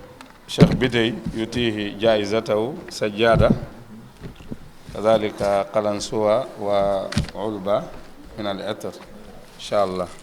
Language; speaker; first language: Arabic; non-native, fluent; Wolof